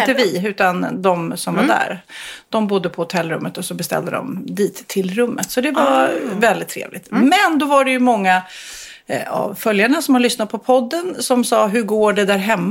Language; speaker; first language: Swedish; native; Swedish